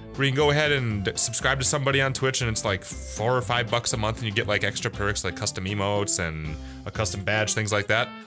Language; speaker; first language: English; native; English